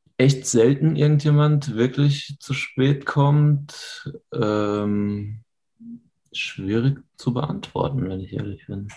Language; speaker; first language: German; native; German